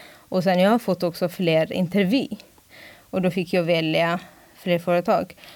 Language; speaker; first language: Swedish; non-native, fluent; Amharic